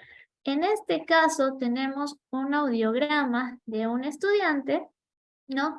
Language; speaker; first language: Spanish; native; Spanish